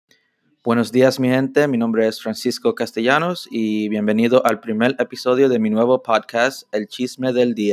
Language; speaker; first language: Spanish; early bilingual, heritage; English